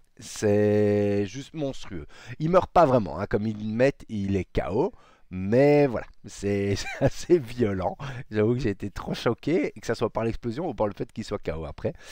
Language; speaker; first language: French; native; French